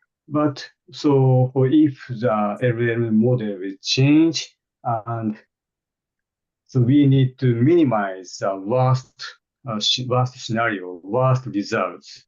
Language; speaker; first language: English; non-native, fluent; Japanese